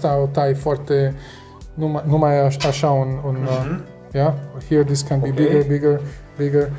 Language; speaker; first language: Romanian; non-native, learner; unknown